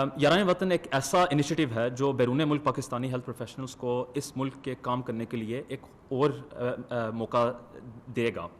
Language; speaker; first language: Urdu; early bilingual, heritage; Urdu